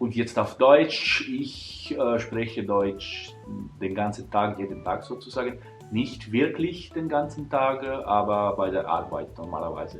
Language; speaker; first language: German; non-native, fluent; Italian